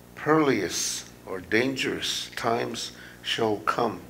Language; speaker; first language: English; non-native, local second language; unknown